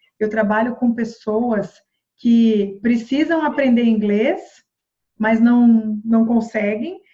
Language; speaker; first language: Portuguese; native; Portuguese